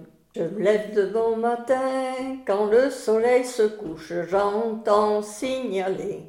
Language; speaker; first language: French; native; French